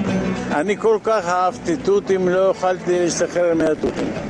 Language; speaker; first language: Hebrew; non-native, fluent; Ladino